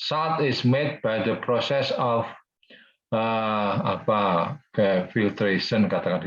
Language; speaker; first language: English; non-native, fluent; Indonesian